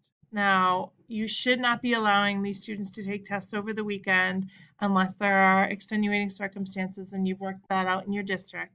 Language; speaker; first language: English; native; English